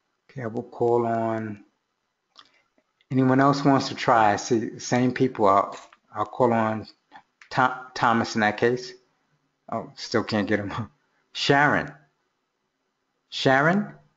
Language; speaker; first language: English; native; English